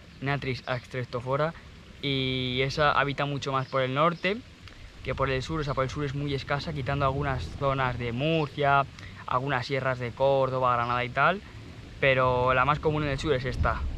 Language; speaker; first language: Spanish; native; Spanish